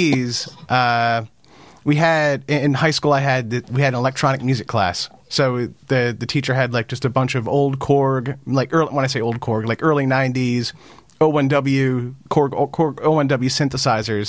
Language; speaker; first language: English; native; English